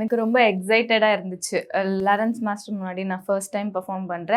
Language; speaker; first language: Tamil; non-native, local second language; Bangla